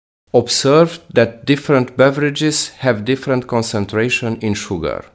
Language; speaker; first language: English; non-native, fluent; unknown